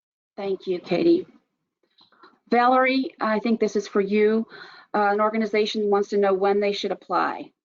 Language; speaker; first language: English; native; English